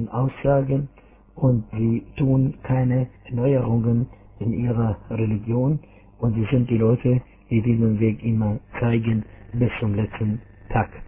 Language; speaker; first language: German; non-native, fluent; Arabic